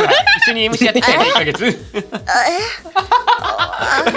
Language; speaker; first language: Japanese; native; Japanese